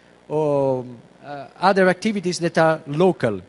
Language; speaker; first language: English; non-native, fluent; Italian